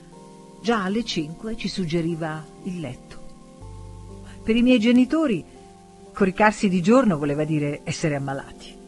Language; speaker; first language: Italian; native; Italian